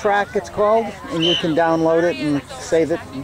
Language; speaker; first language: English; native; English